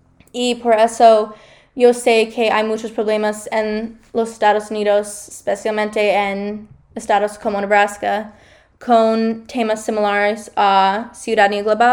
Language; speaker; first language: Spanish; non-native, learner; English